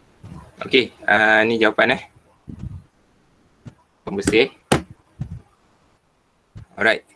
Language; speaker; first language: Malay; native; Malay